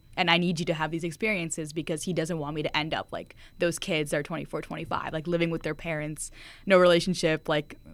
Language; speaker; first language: English; native; English